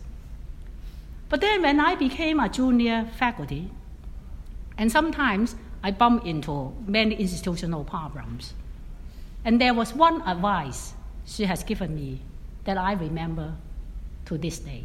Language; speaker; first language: English; non-native, local second language; Cantonese